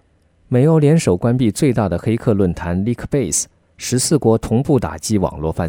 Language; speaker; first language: Chinese; native; Chinese